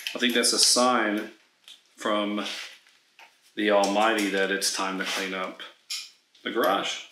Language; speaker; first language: English; native; English